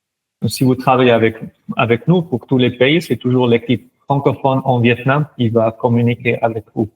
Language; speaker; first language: French; non-native, local second language; German